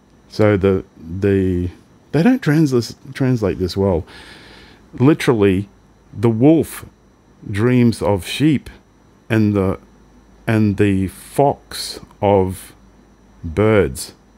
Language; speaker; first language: English; early bilingual, other home language; Italian